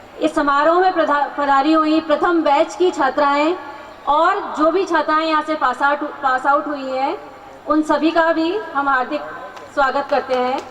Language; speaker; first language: Hindi; native; Hindi